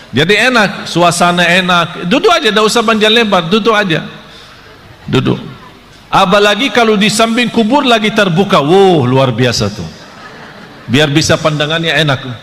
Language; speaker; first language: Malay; non-native, fluent; Arabic